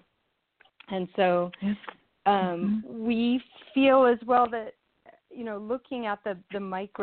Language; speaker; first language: English; native; English